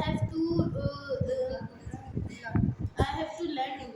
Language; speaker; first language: English; non-native, learner; Hindi